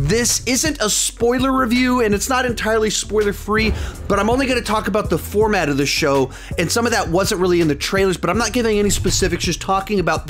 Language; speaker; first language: English; native; English